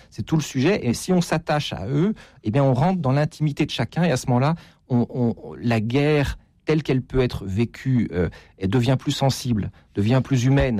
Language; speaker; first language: French; native; French